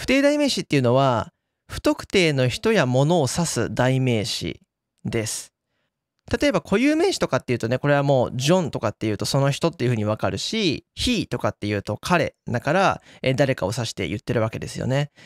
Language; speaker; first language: Japanese; native; Japanese